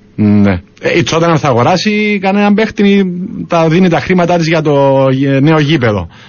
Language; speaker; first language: Greek; native; Greek